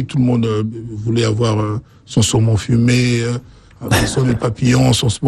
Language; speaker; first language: French; non-native, local second language; Lingala